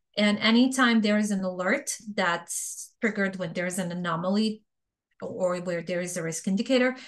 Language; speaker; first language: English; non-native, fluent; Bosnian